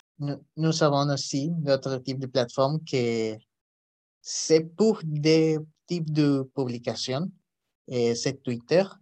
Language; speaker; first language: French; non-native, learner; Spanish